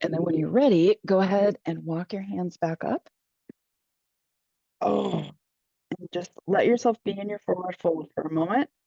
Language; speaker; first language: English; native; English